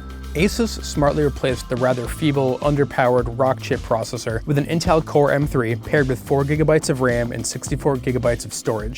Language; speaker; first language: English; native; English